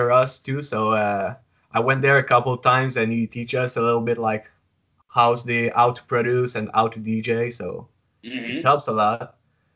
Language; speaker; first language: English; non-native, fluent; French